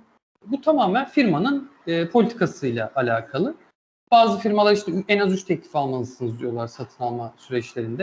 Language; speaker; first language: Turkish; native; Turkish